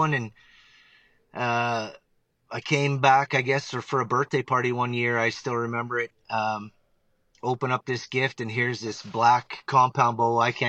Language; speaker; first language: English; native; English